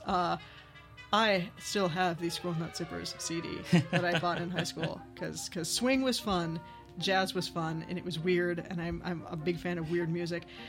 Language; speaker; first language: English; native; English